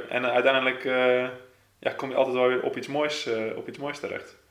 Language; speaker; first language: Dutch; native; Dutch